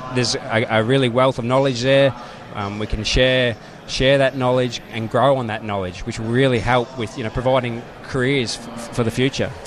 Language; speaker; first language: English; native; English